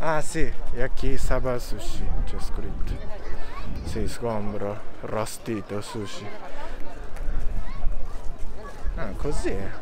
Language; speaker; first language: Italian; non-native, learner; Japanese